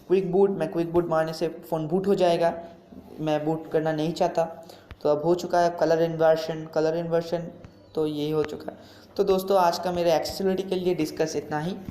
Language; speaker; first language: Hindi; non-native, local second language; Bangla